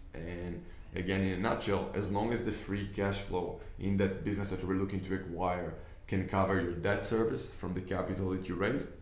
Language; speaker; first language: English; non-native, fluent; Hebrew